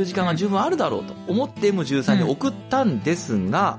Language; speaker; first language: Japanese; native; Japanese